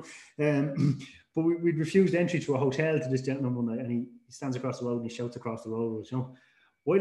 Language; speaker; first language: English; native; English